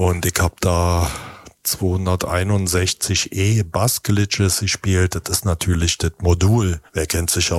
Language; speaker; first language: German; native; German